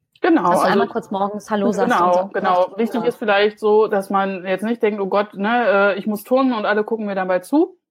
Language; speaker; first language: German; native; German